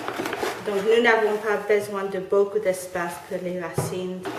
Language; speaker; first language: French; non-native, learner; English